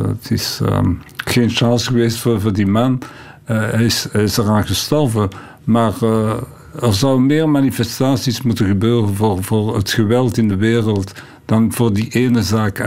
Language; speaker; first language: Dutch; non-native, local second language; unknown